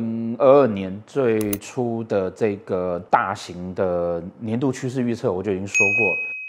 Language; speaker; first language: Chinese; native; Chinese